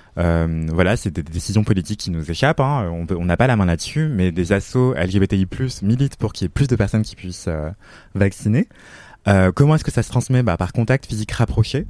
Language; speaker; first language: French; native; French